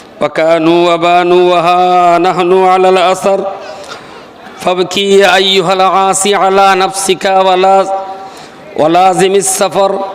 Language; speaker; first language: Arabic; non-native, fluent; Bangla